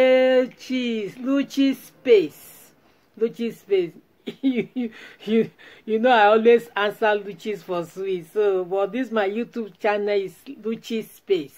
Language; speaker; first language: English; non-native, local second language; Igbo